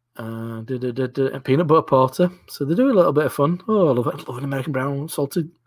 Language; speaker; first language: English; native; English